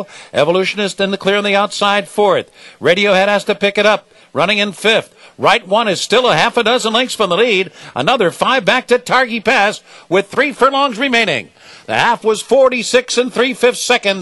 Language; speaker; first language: English; native; English